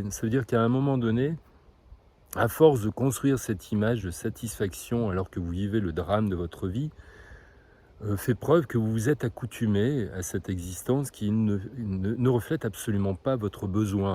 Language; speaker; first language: French; native; French